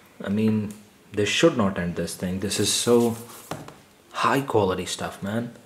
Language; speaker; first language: English; non-native, local second language; Urdu